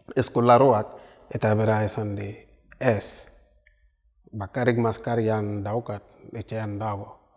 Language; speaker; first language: Basque; non-native, fluent; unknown